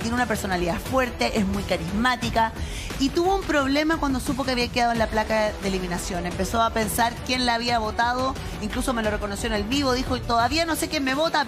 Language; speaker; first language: Spanish; native; Spanish